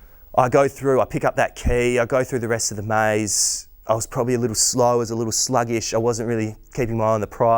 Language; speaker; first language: English; native; English